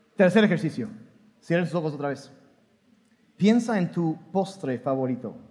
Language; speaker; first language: Spanish; non-native, fluent; English